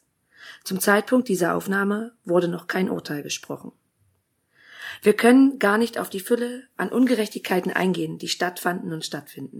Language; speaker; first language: German; native; German